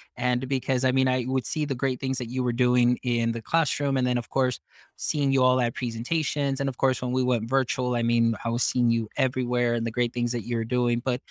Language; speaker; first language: English; early bilingual, other home language; Spanish